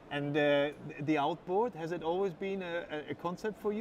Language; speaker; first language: English; non-native, fluent; German